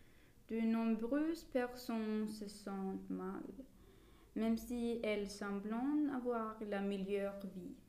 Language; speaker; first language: French; non-native, learner; Swedish